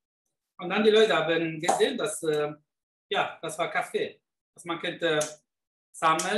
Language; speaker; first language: German; non-native, fluent; Italian